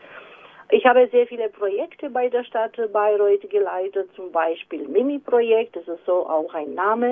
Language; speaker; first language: German; non-native, fluent; Romanian